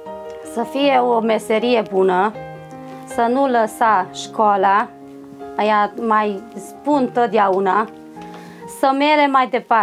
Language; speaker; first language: Romanian; non-native, local second language; Hungarian